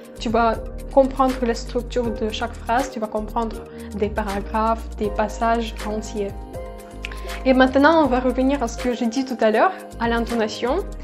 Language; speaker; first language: French; non-native, fluent; Russian